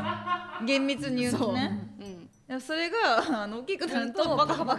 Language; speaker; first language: Japanese; native; Japanese